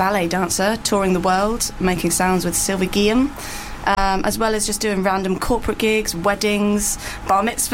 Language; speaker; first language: English; native; English